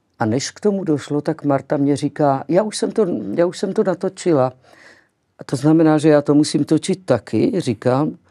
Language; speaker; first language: Czech; early bilingual, other home language; Greek